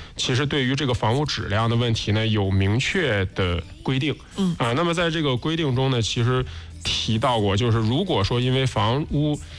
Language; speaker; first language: Chinese; native; Chinese